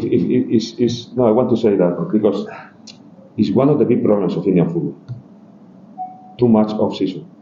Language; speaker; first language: English; non-native, learner; Spanish